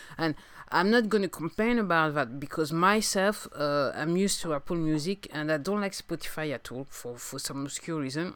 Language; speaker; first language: English; non-native, fluent; French